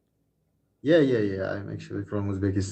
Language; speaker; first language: English; non-native, learner; Uzbek